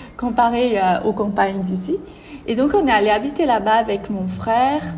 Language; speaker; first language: French; early bilingual, other home language; Portuguese